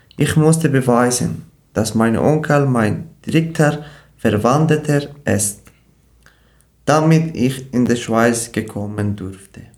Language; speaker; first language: German; non-native, learner; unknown